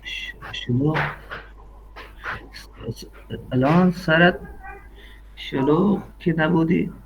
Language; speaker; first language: Persian; non-native, learner; Urdu